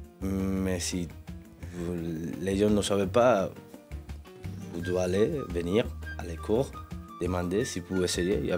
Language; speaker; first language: French; non-native, learner; Spanish